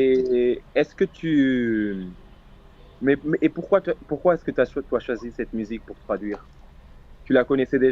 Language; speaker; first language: French; non-native, fluent; Portuguese